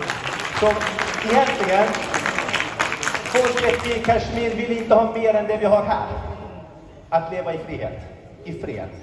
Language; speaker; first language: Swedish; early bilingual, other home language; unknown